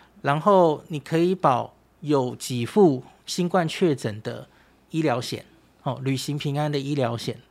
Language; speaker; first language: Chinese; native; Chinese